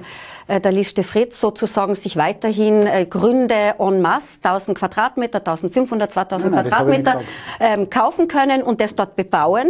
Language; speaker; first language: German; native; German